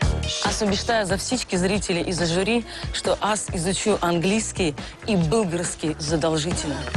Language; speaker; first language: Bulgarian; non-native, learner; Russian